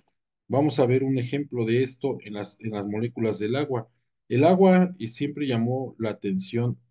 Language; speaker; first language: Spanish; native; Spanish